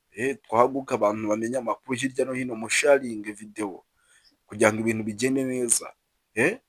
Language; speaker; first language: Kinyarwanda; native; Kinyarwanda